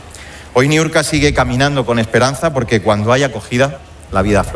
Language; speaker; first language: Spanish; native; Spanish